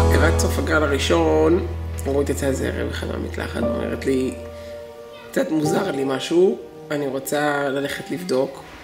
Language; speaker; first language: Hebrew; native; Hebrew